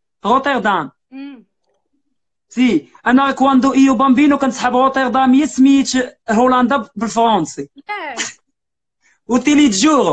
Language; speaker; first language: Italian; non-native, learner; Arabic